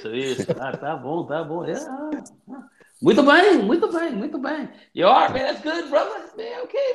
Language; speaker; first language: Portuguese; non-native, learner; English